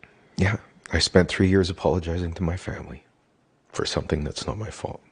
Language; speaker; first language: English; native; English